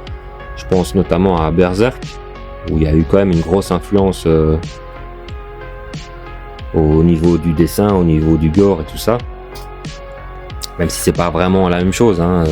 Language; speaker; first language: French; native; French